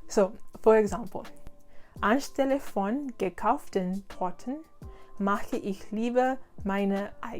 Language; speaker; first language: German; non-native, learner; English